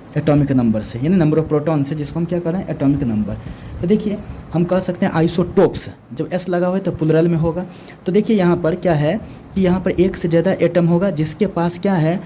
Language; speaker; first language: Hindi; native; Hindi